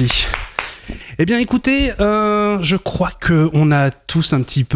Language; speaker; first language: French; native; French